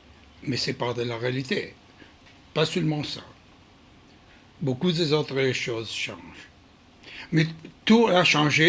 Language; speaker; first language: French; non-native, learner; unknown